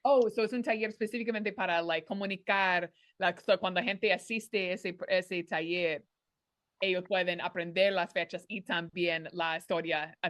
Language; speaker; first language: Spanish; non-native, fluent; English